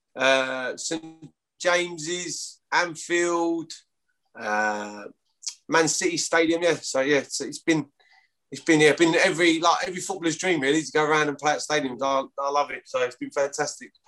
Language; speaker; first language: English; native; English